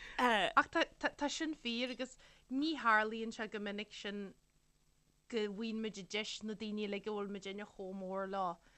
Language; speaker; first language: Irish; native; Irish